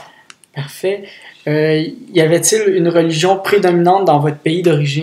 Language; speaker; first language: French; native; French